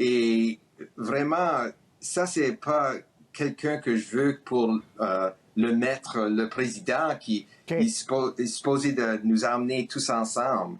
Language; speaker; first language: French; early bilingual, heritage; French